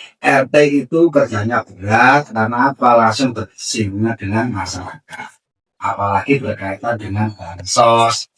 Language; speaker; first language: Indonesian; native; Indonesian